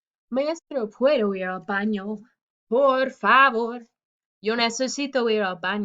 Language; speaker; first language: Spanish; non-native, fluent; English